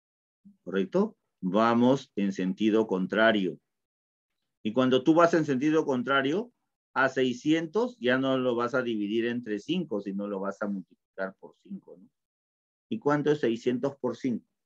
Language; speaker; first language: Spanish; native; Spanish